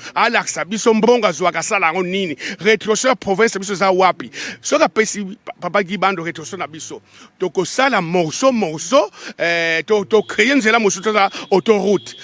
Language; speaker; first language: Lingala; non-native, local second language; Kongo